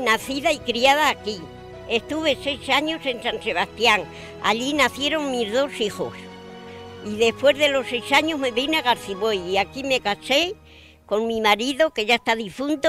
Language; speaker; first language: Spanish; native; Spanish